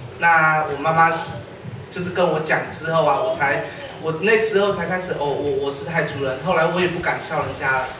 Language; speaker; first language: Chinese; non-native, fluent; Vietnamese